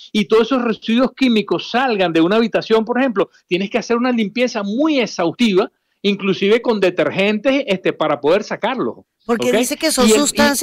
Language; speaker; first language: Spanish; native; Spanish